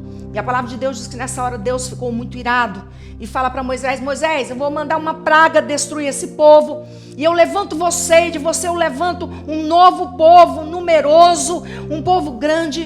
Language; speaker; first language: Portuguese; native; Portuguese